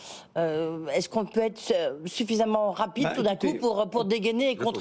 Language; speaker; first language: French; native; French